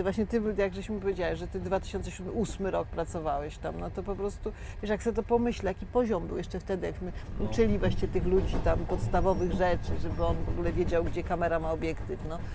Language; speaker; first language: Polish; native; Polish